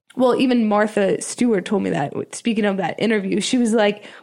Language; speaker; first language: English; native; English